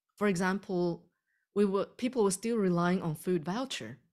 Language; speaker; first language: English; early bilingual, other home language; Chinese